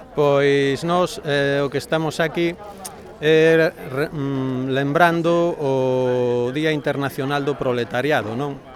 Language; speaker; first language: Galician; non-native, local second language; Spanish